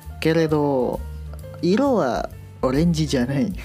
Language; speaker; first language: Japanese; non-native, learner; Indonesian